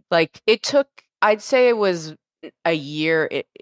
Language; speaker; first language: English; native; English